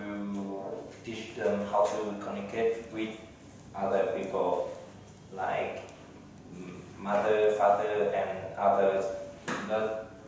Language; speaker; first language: English; non-native, learner; Vietnamese